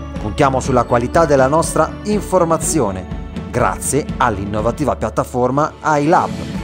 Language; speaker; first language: Italian; native; Italian